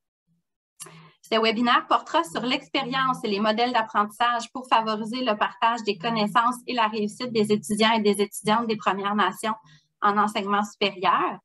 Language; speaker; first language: French; native; French